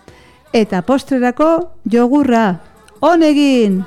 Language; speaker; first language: Basque; native; Basque